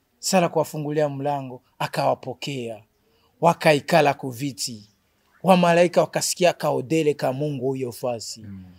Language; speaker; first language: Swahili; non-native, local second language; Rundi